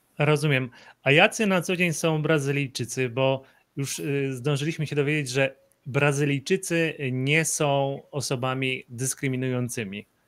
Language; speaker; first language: Polish; native; Polish